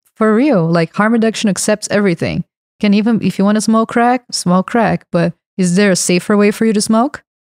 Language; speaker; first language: English; non-native, fluent; Portuguese